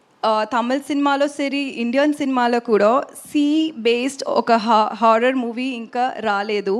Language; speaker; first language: Telugu; non-native, learner; Tamil